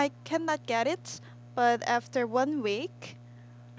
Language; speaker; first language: English; non-native, learner; Korean